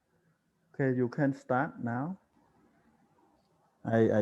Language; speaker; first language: English; non-native, learner; Khmer